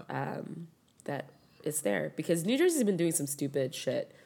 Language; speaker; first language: English; native; English